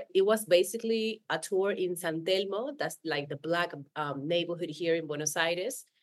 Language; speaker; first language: English; non-native, fluent; Spanish